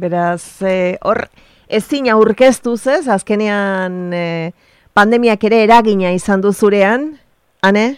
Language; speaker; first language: Basque; native; Basque